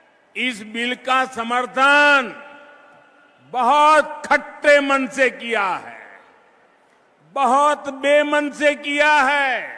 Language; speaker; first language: Hindi; non-native, local second language; Gujarati